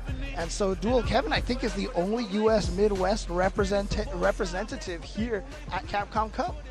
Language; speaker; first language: English; native; English